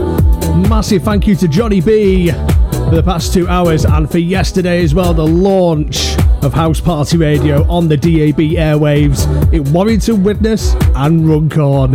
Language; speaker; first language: English; native; English